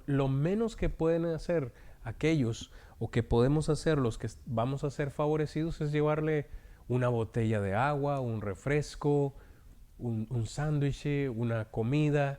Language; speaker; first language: Spanish; native; Spanish